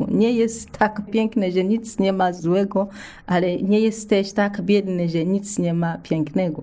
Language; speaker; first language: Polish; non-native, learner; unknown